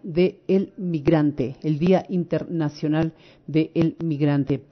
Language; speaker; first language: Spanish; native; Spanish